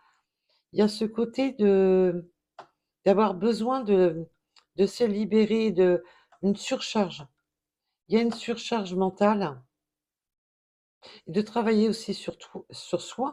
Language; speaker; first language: French; native; French